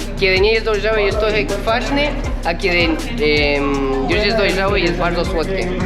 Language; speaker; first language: Polish; non-native, learner; Spanish